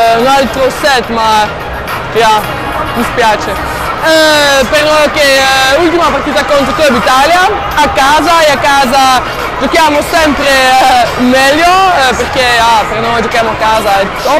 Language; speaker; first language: Italian; non-native, learner; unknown